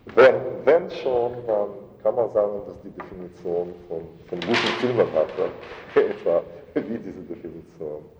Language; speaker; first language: German; non-native, fluent; Russian